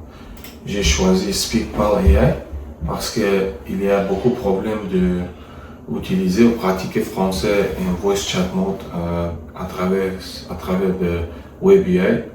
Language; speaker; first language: French; non-native, learner; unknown